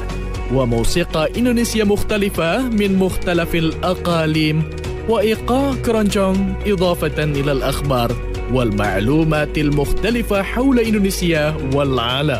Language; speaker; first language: Arabic; non-native, fluent; Indonesian